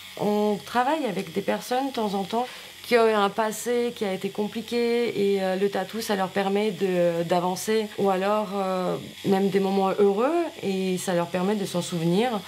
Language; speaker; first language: French; non-native, fluent; Russian